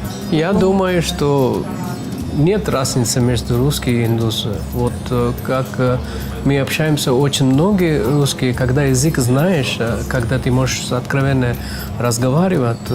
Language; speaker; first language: Russian; non-native, fluent; Tamil